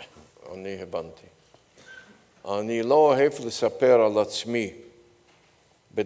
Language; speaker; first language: Hebrew; non-native, fluent; Polish